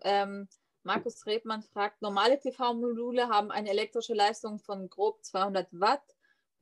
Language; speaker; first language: German; native; German